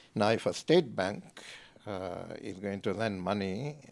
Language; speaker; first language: English; native; English